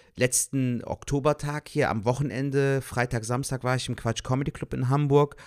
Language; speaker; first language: German; native; German